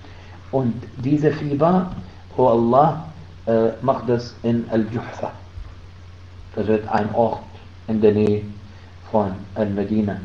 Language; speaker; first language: German; non-native, fluent; Arabic